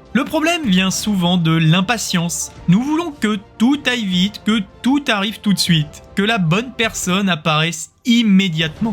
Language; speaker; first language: French; native; French